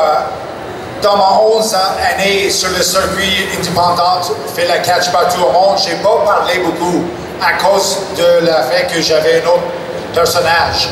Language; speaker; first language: French; non-native, local second language; English